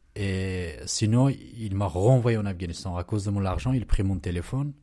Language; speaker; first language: French; non-native, fluent; Urdu